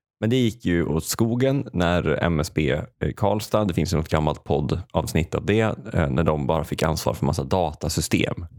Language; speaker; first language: Swedish; native; Swedish